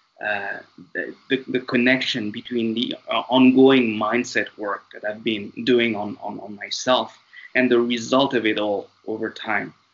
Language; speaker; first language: English; non-native, fluent; French